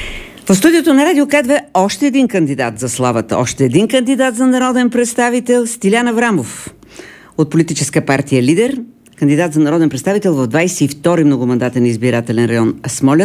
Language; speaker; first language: Bulgarian; native; Bulgarian